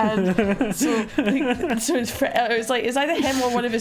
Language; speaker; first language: English; native; English